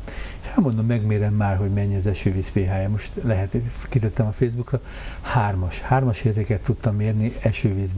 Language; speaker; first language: Hungarian; native; Hungarian